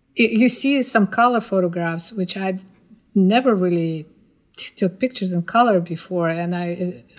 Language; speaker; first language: English; non-native, fluent; Russian